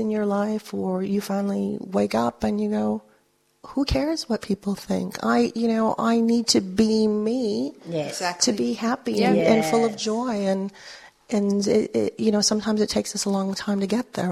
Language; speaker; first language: English; early bilingual, other home language; Spanish